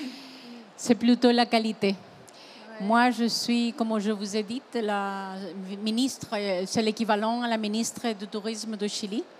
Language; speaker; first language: French; non-native, fluent; Spanish